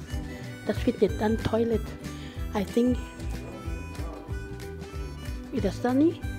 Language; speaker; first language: English; non-native, learner; Thai